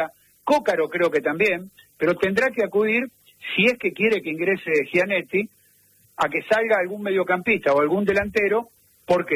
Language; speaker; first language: Spanish; native; Spanish